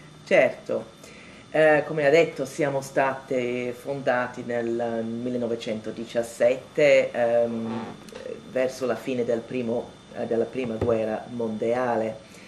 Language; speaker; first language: Italian; non-native, fluent; English